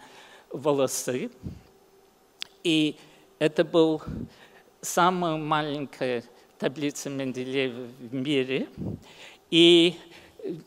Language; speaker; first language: Russian; early bilingual, heritage; English